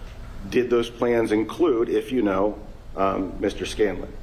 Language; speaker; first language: English; native; English